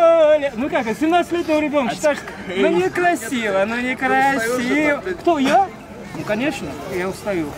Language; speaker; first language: Russian; native; Russian